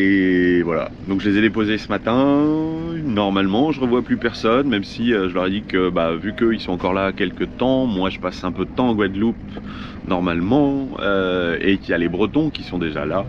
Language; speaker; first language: French; native; French